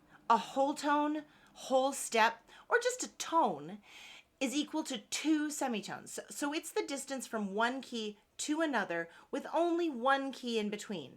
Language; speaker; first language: English; native; English